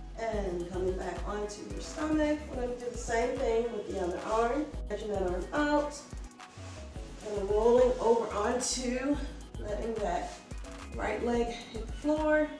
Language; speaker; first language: English; native; English